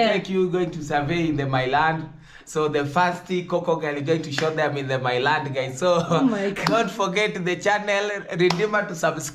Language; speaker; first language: English; non-native, learner; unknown